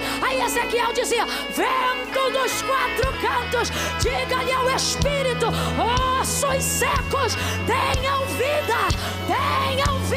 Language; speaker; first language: Portuguese; native; Portuguese